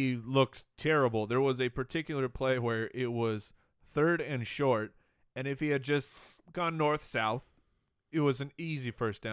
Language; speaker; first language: English; native; English